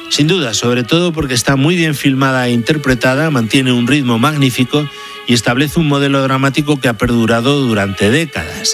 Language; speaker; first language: Spanish; native; Spanish